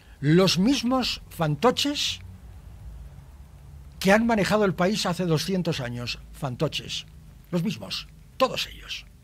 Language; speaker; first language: Spanish; native; Spanish